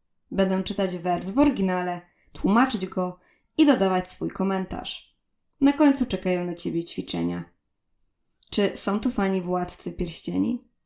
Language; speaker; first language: Polish; native; Polish